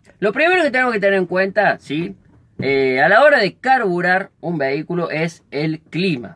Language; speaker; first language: Spanish; native; Spanish